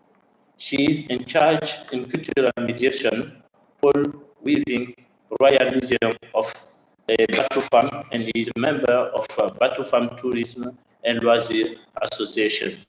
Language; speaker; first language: English; non-native, learner; French